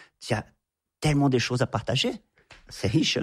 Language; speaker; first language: French; non-native, fluent; Portuguese